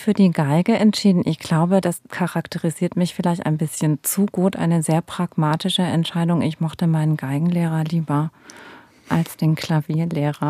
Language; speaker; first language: German; native; German